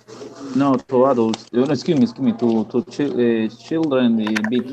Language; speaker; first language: English; non-native, learner; Spanish